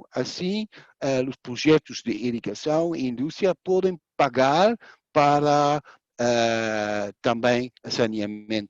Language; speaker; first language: Portuguese; non-native, fluent; Dutch